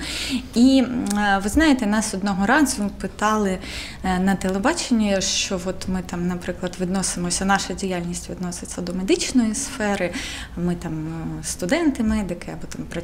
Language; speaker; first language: Ukrainian; non-native, local second language; Russian